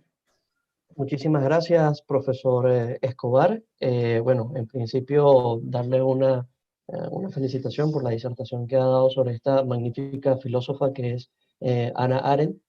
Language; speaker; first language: Spanish; native; Spanish